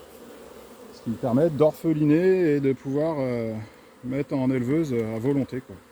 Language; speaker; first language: French; native; French